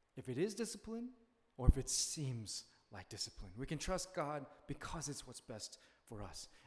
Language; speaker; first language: English; early bilingual, other home language; Korean